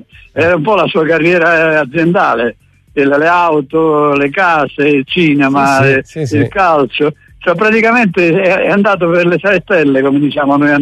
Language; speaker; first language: Italian; native; Italian